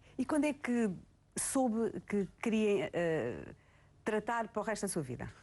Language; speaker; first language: Portuguese; native; Portuguese